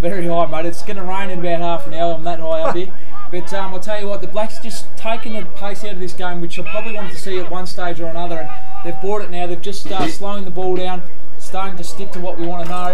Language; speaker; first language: English; native; English